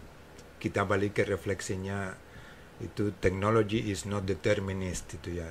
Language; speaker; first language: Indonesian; non-native, fluent; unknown